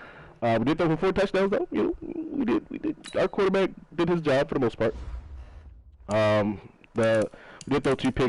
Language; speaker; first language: English; native; English